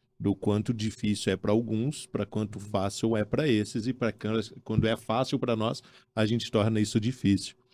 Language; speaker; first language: Portuguese; native; Portuguese